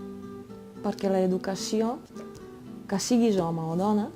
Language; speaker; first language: Catalan; non-native, fluent; Romanian